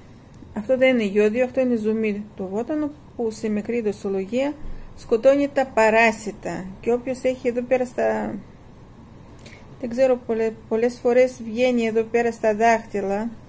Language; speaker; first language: Greek; non-native, fluent; Russian